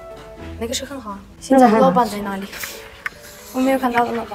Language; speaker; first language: Chinese; non-native, learner; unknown